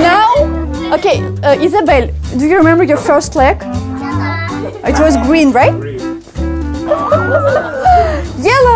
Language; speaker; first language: English; non-native, fluent; Russian